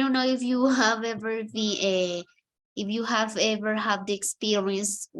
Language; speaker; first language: English; non-native, fluent; Spanish